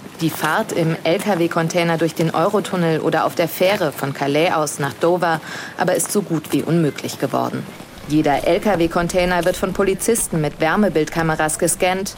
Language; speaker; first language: German; native; German